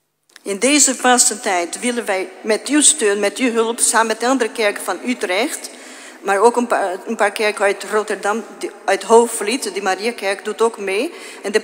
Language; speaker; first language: Dutch; non-native, fluent; Portuguese